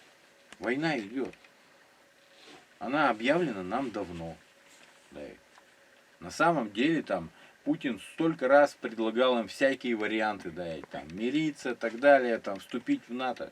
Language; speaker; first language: Russian; native; Russian